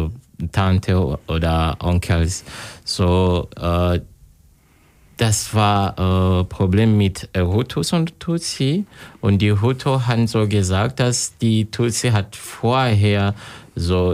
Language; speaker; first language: German; non-native, learner; Kinyarwanda